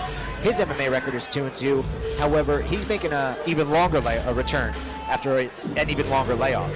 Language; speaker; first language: English; native; English